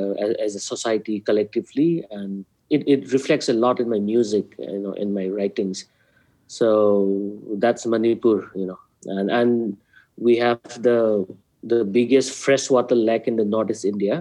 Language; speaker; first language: English; non-native, local second language; Manipuri